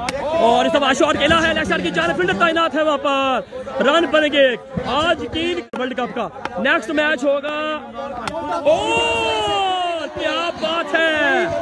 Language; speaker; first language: Urdu; non-native, local second language; Punjabi